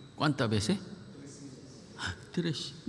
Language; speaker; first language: Spanish; non-native, learner; Korean